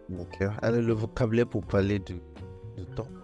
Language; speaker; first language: French; non-native, fluent; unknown